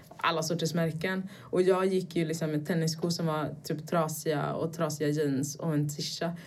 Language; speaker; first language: Swedish; early bilingual, other home language; Portuguese